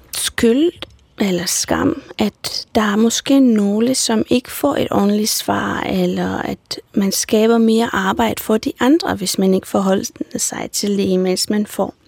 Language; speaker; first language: Danish; non-native, fluent; Romanian